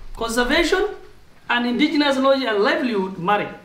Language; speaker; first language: English; non-native, local second language; Oromo